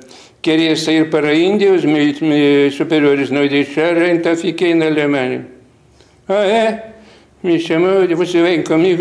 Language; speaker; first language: Portuguese; non-native, fluent; Lithuanian